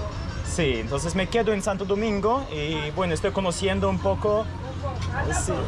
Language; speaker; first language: Spanish; non-native, fluent; Russian